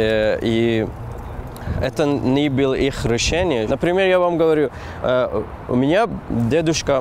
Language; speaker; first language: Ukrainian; non-native, learner; Persian